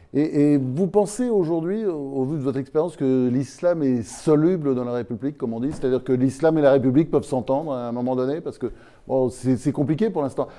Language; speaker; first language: French; native; French